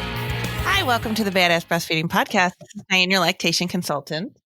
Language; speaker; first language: English; native; English